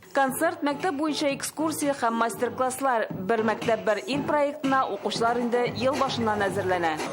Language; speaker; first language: Tatar; native; Tatar